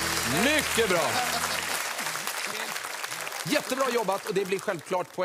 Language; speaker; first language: Swedish; native; Swedish